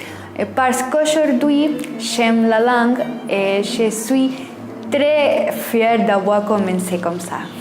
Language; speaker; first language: French; non-native, learner; Spanish